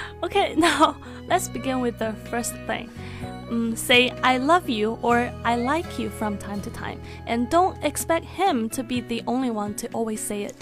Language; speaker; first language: English; non-native, fluent; Chinese